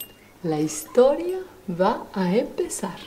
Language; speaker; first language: Spanish; non-native, fluent; French